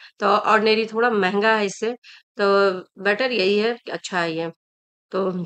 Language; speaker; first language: Hindi; native; Hindi